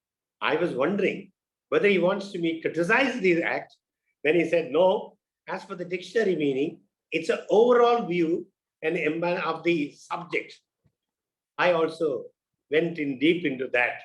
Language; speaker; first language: English; non-native, local second language; Tamil